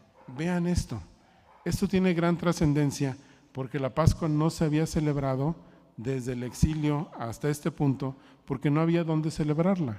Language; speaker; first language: Spanish; native; Spanish